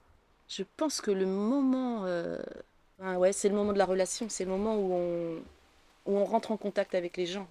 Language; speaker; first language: French; native; French